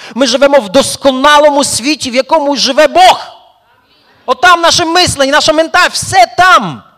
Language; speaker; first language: Ukrainian; early bilingual, heritage; Ukrainian